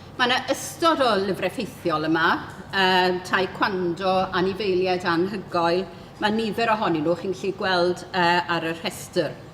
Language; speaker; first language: Welsh; native; Welsh